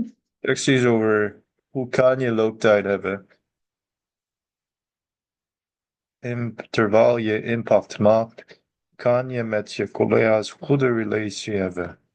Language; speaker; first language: Dutch; non-native, learner; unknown